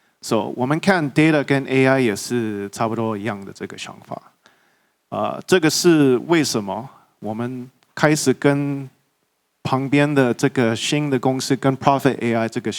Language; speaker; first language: Chinese; early bilingual, heritage; English